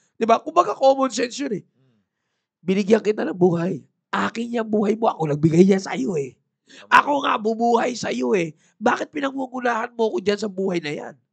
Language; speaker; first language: Filipino; native; Filipino